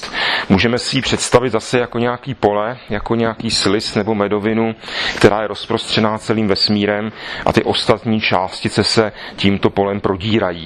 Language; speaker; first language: Czech; native; Czech